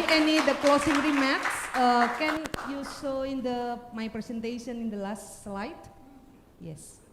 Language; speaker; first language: English; non-native, learner; Indonesian